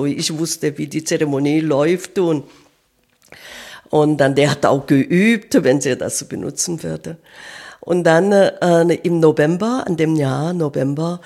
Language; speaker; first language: German; non-native, fluent; Korean